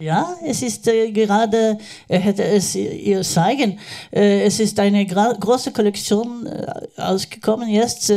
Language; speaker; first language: German; non-native, learner; Norwegian